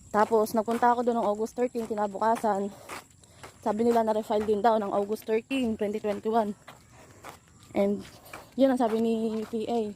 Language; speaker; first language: Filipino; native; Filipino